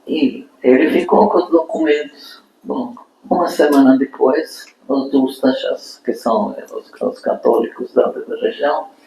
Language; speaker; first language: Portuguese; non-native, fluent; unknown